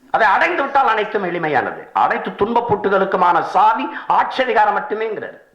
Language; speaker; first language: Tamil; native; Tamil